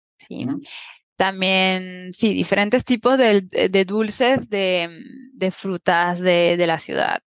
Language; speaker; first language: Spanish; native; Spanish